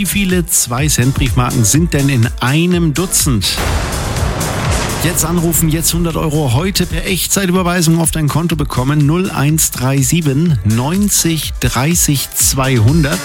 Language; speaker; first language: German; native; German